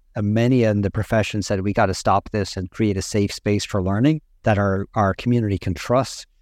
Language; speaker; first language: English; native; English